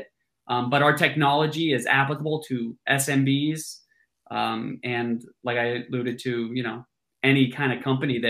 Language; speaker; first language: English; native; English